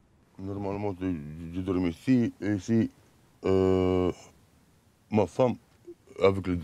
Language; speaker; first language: French; non-native, learner; Bulgarian